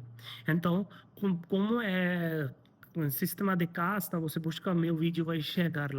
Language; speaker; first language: Portuguese; non-native, learner; Hindi